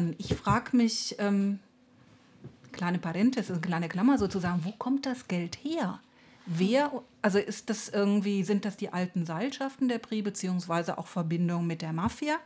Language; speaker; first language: German; native; German